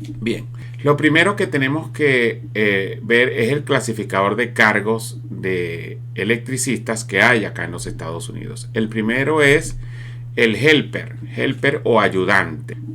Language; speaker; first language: Spanish; native; Spanish